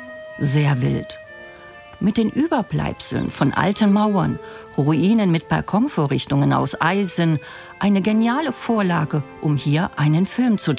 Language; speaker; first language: German; native; German